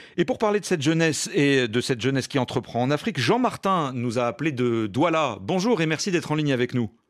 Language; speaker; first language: French; native; French